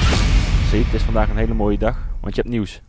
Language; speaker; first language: Dutch; native; Dutch